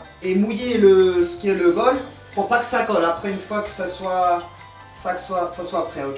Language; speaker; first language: French; non-native, learner; Spanish